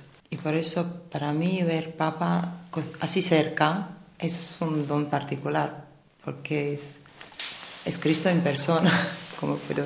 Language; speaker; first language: Spanish; non-native, fluent; Italian